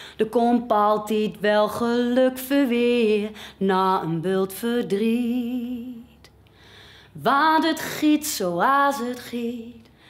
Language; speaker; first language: Dutch; native; Dutch